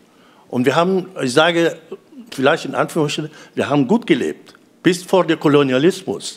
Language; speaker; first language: German; non-native, fluent; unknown